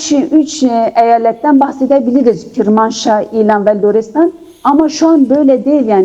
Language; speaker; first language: Turkish; non-native, fluent; Kurdish